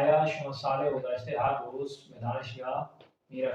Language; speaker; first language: Persian; non-native, learner; Urdu